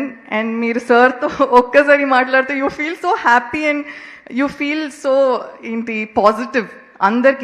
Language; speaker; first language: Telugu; non-native, local second language; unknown